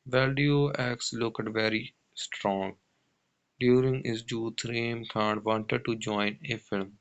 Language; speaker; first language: English; non-native, local second language; Punjabi